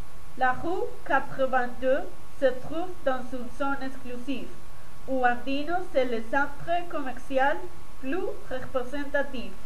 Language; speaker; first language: French; non-native, learner; Spanish